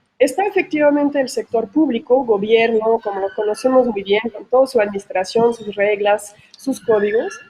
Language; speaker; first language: Spanish; non-native, fluent; French